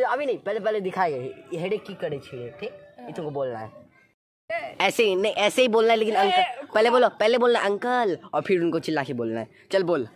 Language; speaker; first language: Hindi; native; Hindi